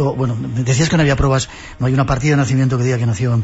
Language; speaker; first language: Spanish; native; Spanish